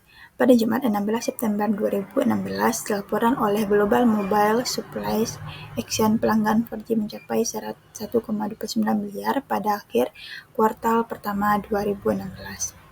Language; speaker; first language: Indonesian; native; Indonesian